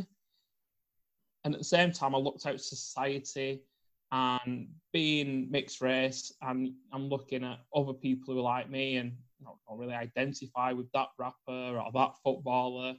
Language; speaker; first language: English; native; English